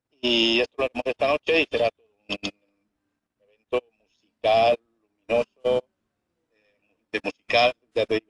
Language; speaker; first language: Spanish; native; Spanish